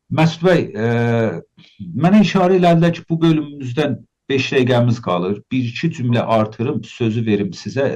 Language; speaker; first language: Azerbaijani; native; Azerbaijani